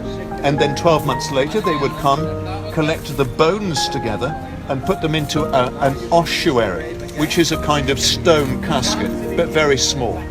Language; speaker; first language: English; native; English